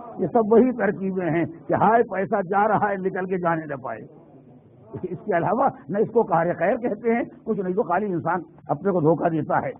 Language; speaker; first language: Urdu; native; Urdu